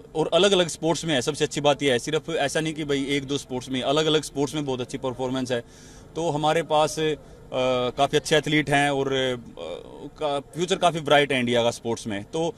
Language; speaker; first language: Hindi; native; Hindi